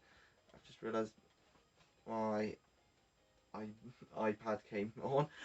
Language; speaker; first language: English; native; English